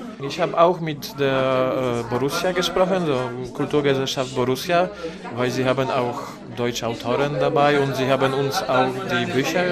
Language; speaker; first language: German; non-native, learner; Polish